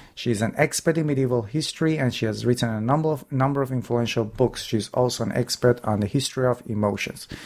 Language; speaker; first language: English; non-native, fluent; Persian